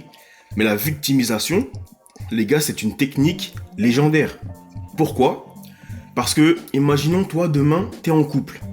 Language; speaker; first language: French; native; French